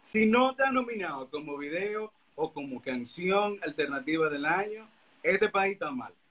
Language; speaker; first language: Spanish; native; Spanish